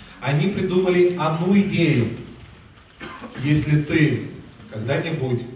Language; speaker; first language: Russian; non-native, fluent; Lithuanian